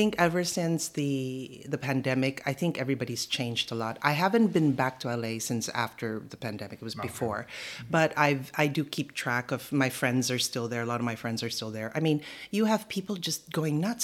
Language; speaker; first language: English; native; English